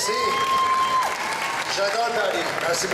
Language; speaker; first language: French; non-native, local second language; English